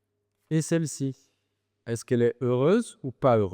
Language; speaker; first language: French; native; French